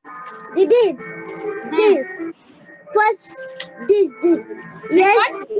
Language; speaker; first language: English; non-native, learner; Hindi